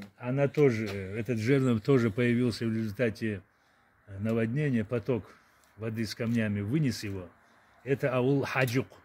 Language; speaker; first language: Russian; non-native, local second language; Adyghe